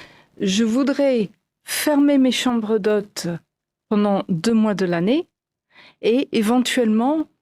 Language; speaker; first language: French; non-native, fluent; English